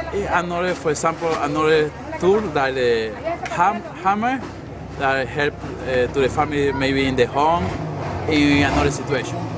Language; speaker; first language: English; non-native, fluent; Spanish